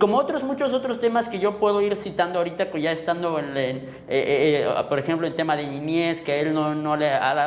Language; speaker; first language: Spanish; native; Spanish